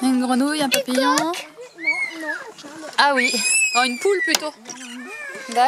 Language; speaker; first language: French; native; French